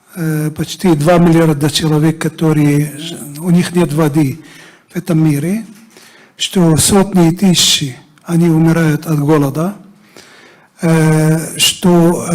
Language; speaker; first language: Russian; non-native, fluent; Arabic